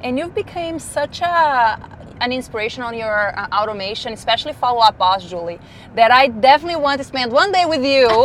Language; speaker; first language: English; non-native, fluent; Portuguese